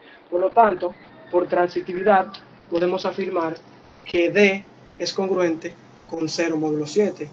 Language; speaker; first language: Spanish; native; Spanish